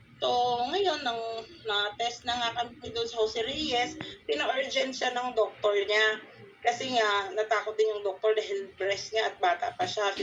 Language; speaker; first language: Filipino; non-native, local second language; Cebuano